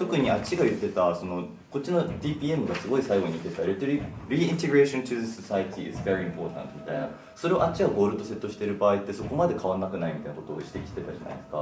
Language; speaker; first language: Japanese; native; Japanese